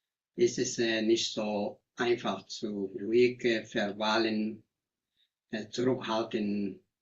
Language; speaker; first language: German; non-native, learner; Tibetan